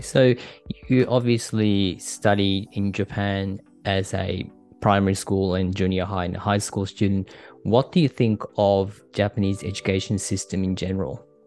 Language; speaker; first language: English; non-native, fluent; Japanese